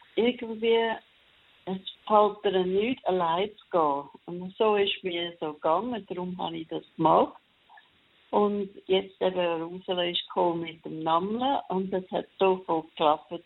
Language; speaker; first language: German; non-native, fluent; English